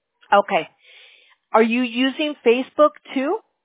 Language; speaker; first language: English; early bilingual, other home language; Spanish